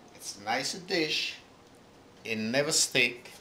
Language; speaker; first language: English; non-native, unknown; Italian